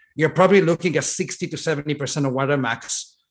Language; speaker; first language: English; non-native, fluent; Italian